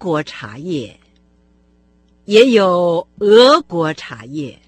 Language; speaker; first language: Chinese; non-native, fluent; Russian